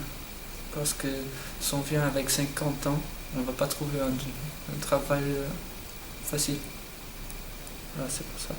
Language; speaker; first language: French; non-native, learner; Portuguese